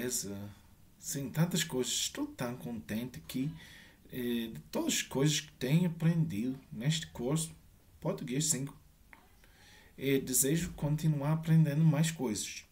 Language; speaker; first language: Portuguese; non-native, learner; Spanish